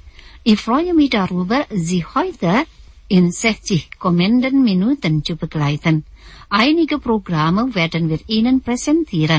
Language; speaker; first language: German; non-native, learner; Indonesian